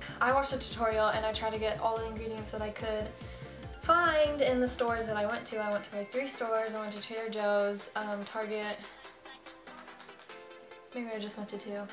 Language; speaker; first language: English; native; English